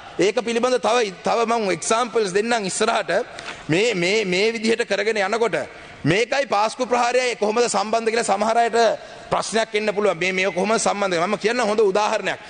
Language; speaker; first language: Sinhala; non-native, local second language; Tamil